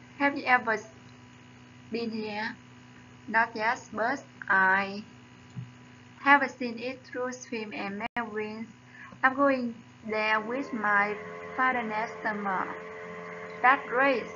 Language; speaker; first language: English; non-native, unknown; Vietnamese